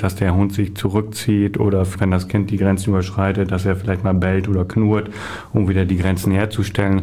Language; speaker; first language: German; native; German